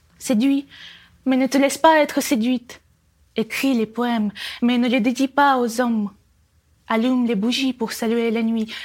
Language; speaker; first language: French; non-native, fluent; Russian